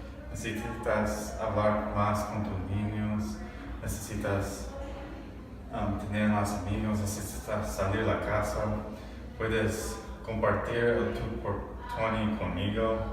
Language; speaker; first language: Spanish; non-native, learner; English